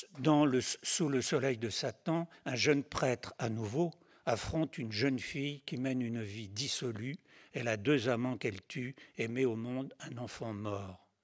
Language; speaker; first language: French; native; French